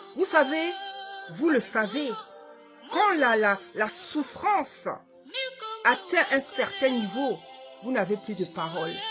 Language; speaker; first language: French; non-native, local second language; Lingala